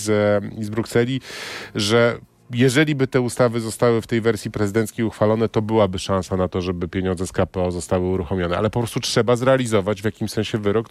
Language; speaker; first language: Polish; native; Polish